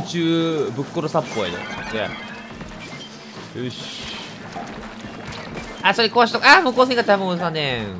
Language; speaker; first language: Japanese; native; Japanese